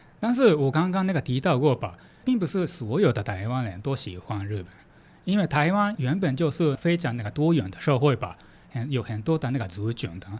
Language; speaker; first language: Chinese; non-native, fluent; Japanese